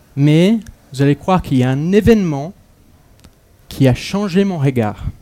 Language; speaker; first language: French; non-native, fluent; Portuguese